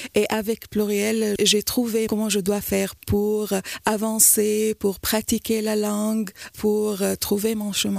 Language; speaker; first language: French; non-native, learner; Arabic